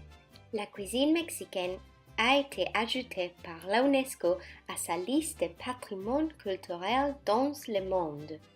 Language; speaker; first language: French; non-native, learner; Spanish